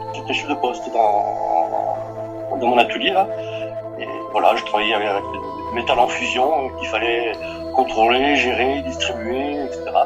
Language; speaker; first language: French; early bilingual, other home language; Portuguese